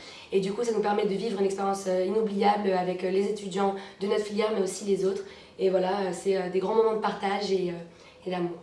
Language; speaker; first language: French; native; French